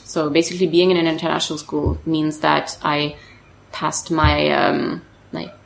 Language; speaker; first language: English; non-native, fluent; French